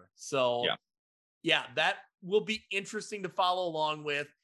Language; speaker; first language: English; native; English